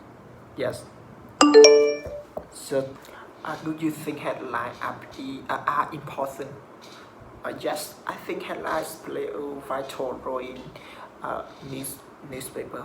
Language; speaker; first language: English; non-native, learner; Vietnamese